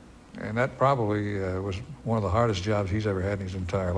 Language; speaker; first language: English; native; English